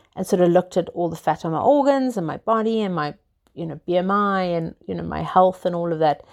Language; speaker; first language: English; native; English